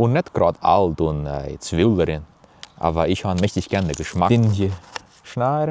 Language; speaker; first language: German; early bilingual, heritage; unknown